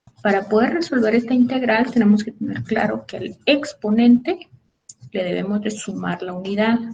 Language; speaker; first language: Spanish; native; Spanish